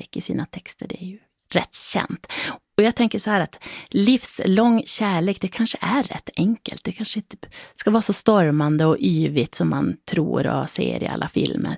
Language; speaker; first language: Swedish; native; Swedish